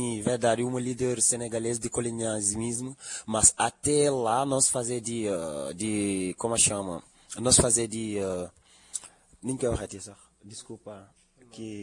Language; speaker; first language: Portuguese; non-native, learner; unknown